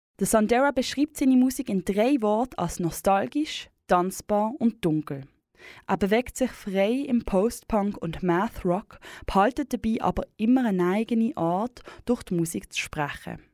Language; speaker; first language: German; native; German